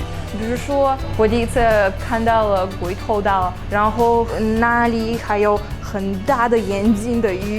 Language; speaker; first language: Chinese; non-native, fluent; Russian